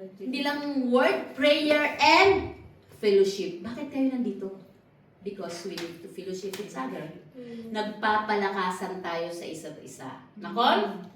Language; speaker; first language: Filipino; non-native, local second language; Cebuano